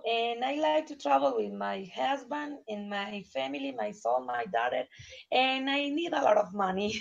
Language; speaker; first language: English; non-native, learner; Spanish